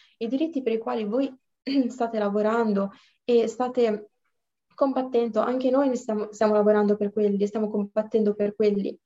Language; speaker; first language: Italian; early bilingual, other home language; Arabic